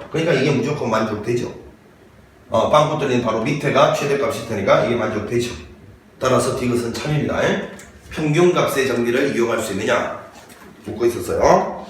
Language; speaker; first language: Korean; native; Korean